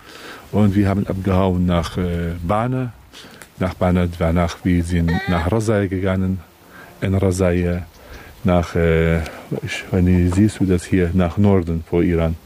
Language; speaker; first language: German; non-native, learner; Kurdish